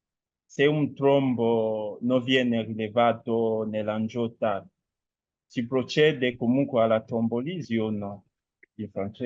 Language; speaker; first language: Italian; non-native, fluent; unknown